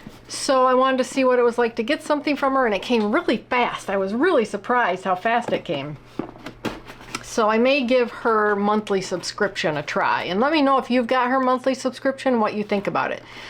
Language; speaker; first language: English; native; English